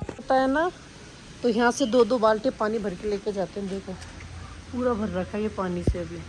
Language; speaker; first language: Hindi; native; Hindi